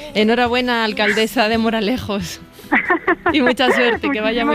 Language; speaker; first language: Spanish; native; Spanish